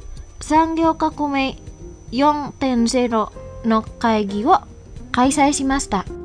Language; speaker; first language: Japanese; non-native, fluent; Indonesian